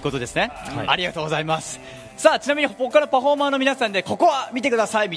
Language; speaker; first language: Japanese; native; Japanese